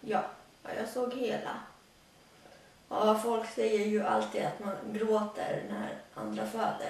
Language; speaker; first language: Swedish; early bilingual, other home language; Latvian